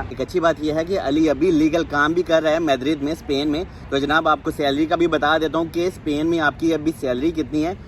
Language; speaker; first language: Urdu; non-native, local second language; Punjabi